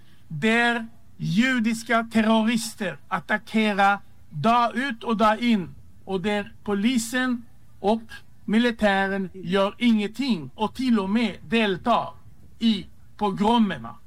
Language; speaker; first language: Swedish; non-native, fluent; Hebrew